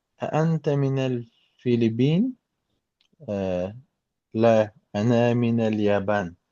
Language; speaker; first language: Arabic; non-native, learner; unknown